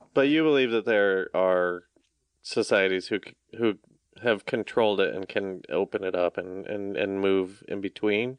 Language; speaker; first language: English; native; English